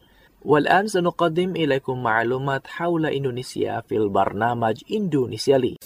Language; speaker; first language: Arabic; non-native, fluent; Indonesian